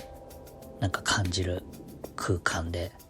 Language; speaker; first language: Japanese; native; Japanese